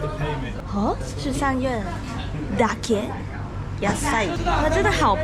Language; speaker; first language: Chinese; early bilingual, heritage; English